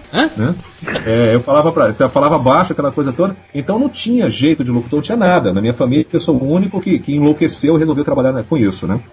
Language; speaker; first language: Portuguese; native; Portuguese